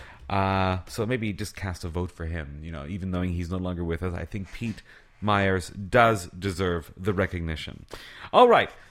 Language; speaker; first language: English; native; English